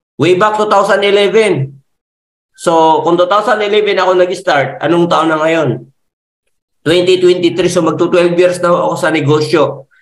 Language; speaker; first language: Filipino; non-native, local second language; Masbatenyo